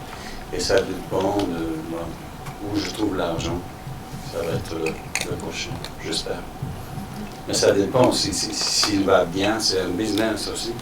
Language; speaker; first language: French; non-native, fluent; Danish